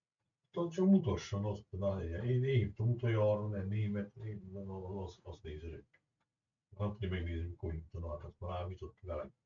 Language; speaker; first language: Hungarian; native; Hungarian